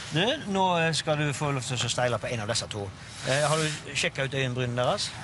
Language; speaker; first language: Norwegian; native; Norwegian